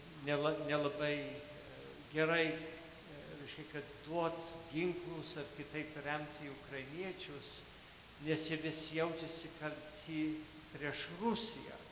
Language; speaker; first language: Lithuanian; early bilingual, heritage; Lithuanian